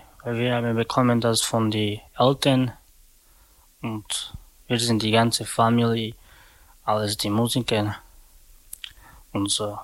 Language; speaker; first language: German; non-native, learner; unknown